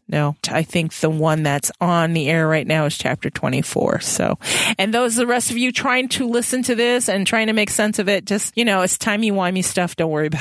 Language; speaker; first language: English; native; English